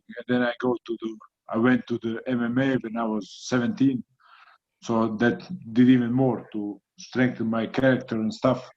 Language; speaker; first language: English; non-native, fluent; Croatian